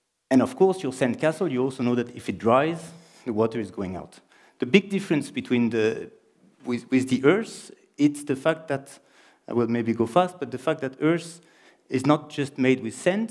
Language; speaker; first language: English; non-native, fluent; French